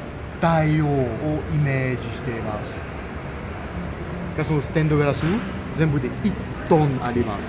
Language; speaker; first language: Japanese; non-native, fluent; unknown